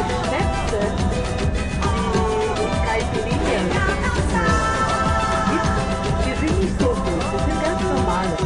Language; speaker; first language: German; non-native, fluent; Portuguese